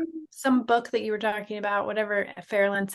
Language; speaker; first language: English; native; English